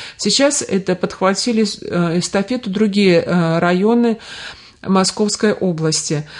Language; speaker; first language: Russian; native; Russian